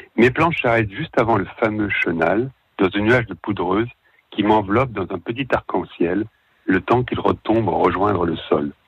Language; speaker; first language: French; native; French